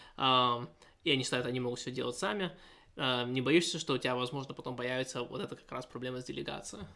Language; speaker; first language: Russian; early bilingual, heritage; Russian